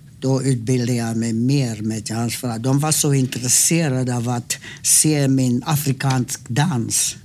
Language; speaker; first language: Swedish; non-native, fluent; English